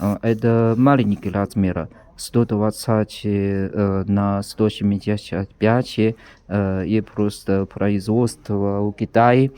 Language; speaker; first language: Russian; non-native, learner; Chinese